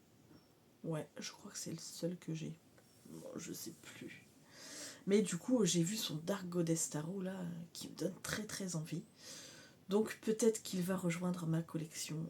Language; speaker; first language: French; native; French